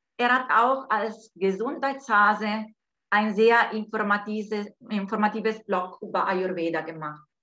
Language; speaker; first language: German; non-native, fluent; Italian